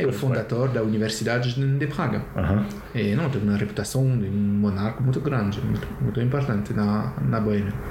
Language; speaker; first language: Portuguese; non-native, learner; French